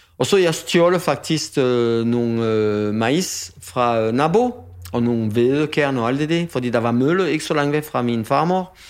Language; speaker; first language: Danish; non-native, fluent; French